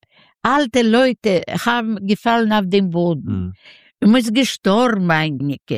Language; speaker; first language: German; non-native, learner; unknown